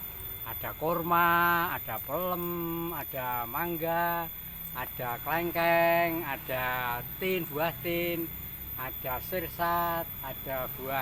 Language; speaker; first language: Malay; non-native, local second language; Javanese